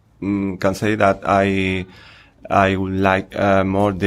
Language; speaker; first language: English; non-native, learner; Spanish